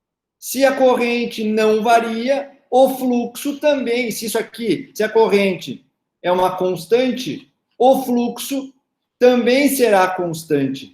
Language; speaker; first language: Portuguese; native; Portuguese